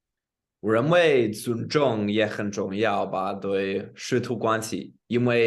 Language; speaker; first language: Chinese; non-native, fluent; English